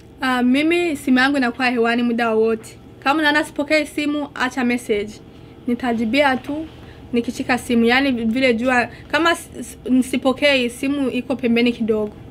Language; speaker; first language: Swahili; non-native, local second language; Rundi